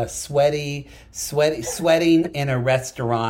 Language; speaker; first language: English; native; English